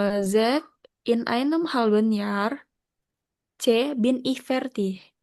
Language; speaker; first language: German; non-native, learner; Indonesian